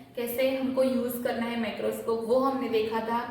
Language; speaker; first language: Hindi; non-native, local second language; Gujarati